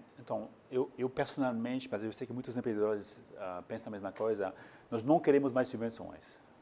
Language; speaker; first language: Portuguese; non-native, fluent; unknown